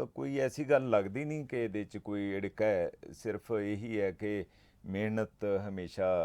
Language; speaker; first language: Punjabi; native; Punjabi